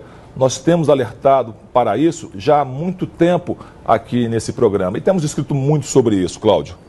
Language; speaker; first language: Portuguese; native; Portuguese